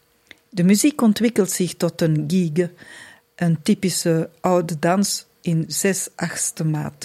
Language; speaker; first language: Dutch; native; Dutch